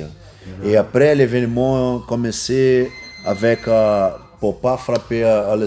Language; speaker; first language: French; non-native, learner; Portuguese